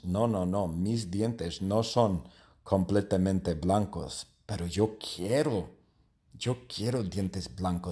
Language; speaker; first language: Spanish; non-native, learner; English